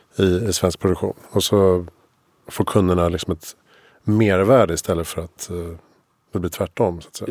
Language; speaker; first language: Swedish; native; Swedish